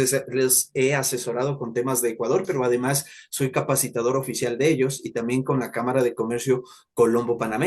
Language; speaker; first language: Spanish; native; Spanish